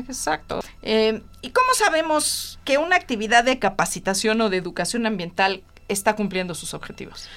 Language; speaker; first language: Spanish; native; Spanish